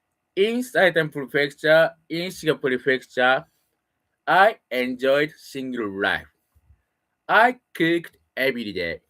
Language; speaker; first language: English; non-native, learner; Japanese